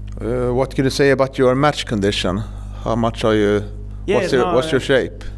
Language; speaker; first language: English; non-native, fluent; Swedish